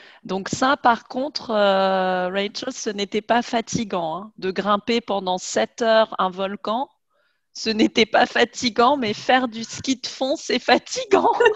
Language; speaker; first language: French; native; French